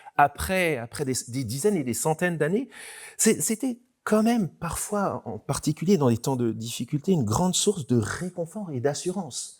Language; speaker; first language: French; native; French